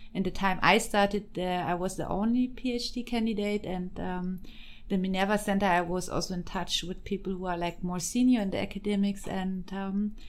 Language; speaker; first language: English; non-native, fluent; German